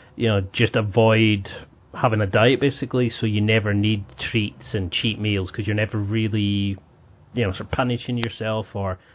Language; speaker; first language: English; native; English